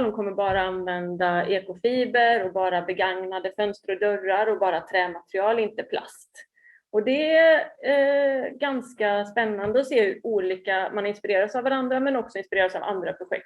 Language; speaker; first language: Swedish; native; Swedish